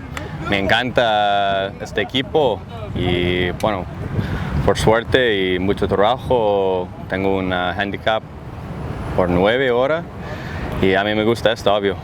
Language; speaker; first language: Spanish; non-native, learner; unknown